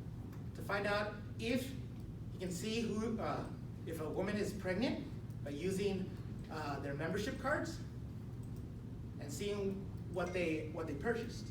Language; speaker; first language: English; non-native, fluent; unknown